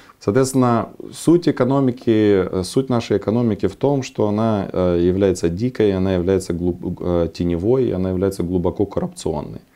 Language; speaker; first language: Russian; non-native, local second language; Romanian